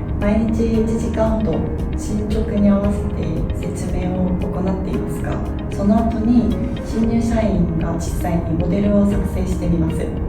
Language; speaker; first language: Japanese; non-native, fluent; Korean